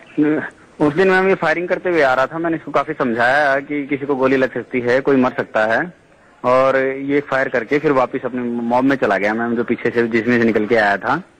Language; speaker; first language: Hindi; native; Hindi